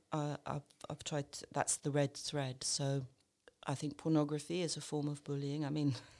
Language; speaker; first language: English; native; English